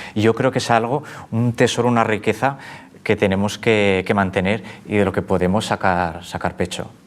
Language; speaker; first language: Spanish; native; Spanish